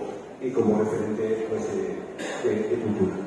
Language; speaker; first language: Spanish; native; Spanish